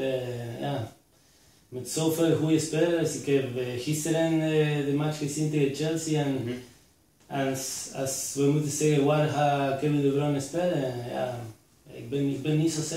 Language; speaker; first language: Dutch; non-native, fluent; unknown